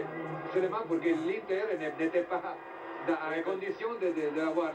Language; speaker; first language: French; non-native, learner; Italian